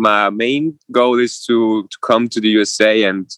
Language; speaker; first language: English; non-native, fluent; Swiss German